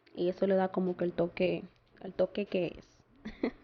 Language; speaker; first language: Spanish; early bilingual, other home language; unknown